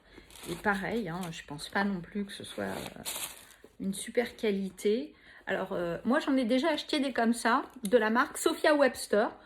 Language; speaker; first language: French; native; French